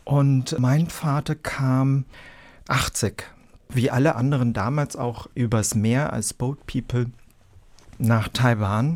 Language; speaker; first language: German; early bilingual, other home language; Vietnamese